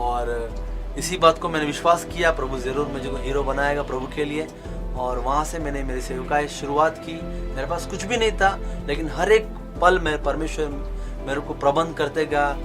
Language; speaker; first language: Hindi; non-native, local second language; Kannada